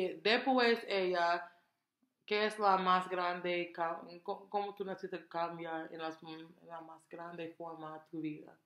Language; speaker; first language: Spanish; non-native, learner; English